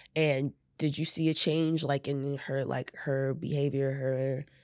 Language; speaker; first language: English; native; English